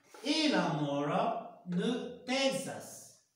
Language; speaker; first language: Portuguese; non-native, learner; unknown